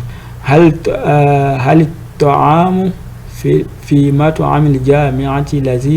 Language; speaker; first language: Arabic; non-native, fluent; French